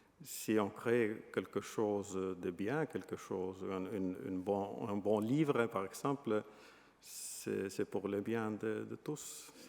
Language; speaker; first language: French; non-native, fluent; Estonian